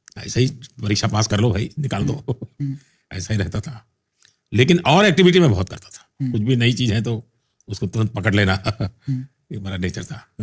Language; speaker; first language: Hindi; non-native, local second language; Gujarati